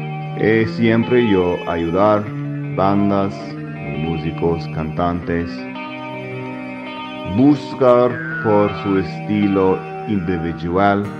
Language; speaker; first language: Spanish; non-native, learner; English